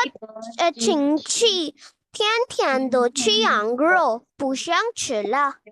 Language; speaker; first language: Chinese; non-native, learner; Urdu